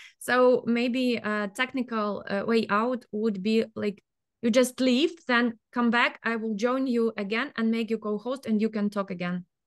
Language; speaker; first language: English; non-native, fluent; Ukrainian